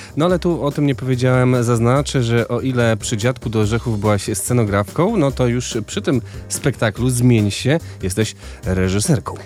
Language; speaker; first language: Polish; native; Polish